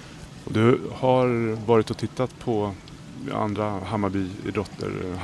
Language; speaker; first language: Swedish; native; Swedish